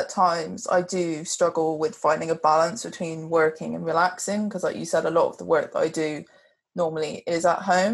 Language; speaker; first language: English; native; English